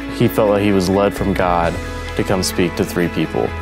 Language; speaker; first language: English; native; English